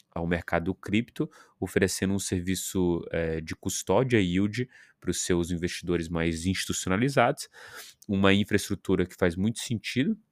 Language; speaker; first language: Portuguese; native; Portuguese